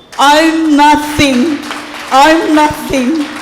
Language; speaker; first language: English; non-native, learner; Indonesian